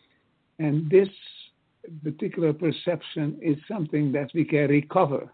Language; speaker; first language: English; non-native, fluent; Hungarian